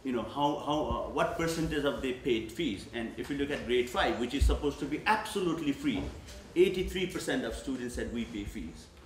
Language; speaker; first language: English; non-native, local second language; Nepali